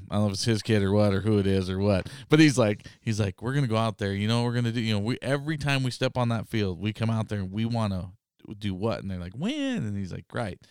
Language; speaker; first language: English; native; English